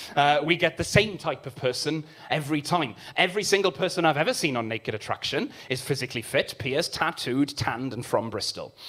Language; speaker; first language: English; native; English